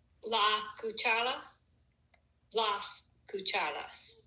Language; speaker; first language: Spanish; non-native, learner; English